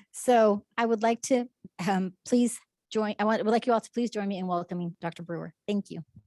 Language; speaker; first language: English; native; English